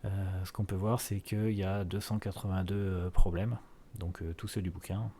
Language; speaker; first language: French; native; French